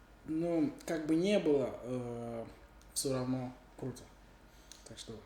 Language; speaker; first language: Russian; non-native, fluent; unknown